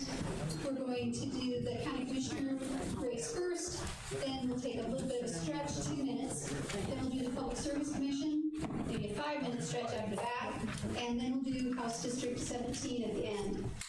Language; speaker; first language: English; native; English